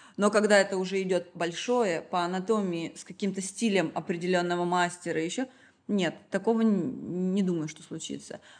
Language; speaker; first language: Russian; native; Russian